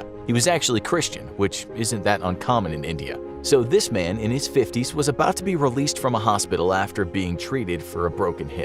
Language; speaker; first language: English; native; English